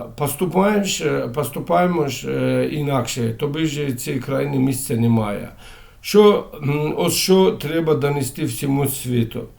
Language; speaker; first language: Ukrainian; non-native, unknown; Azerbaijani